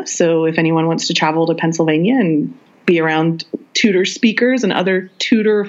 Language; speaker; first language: English; native; English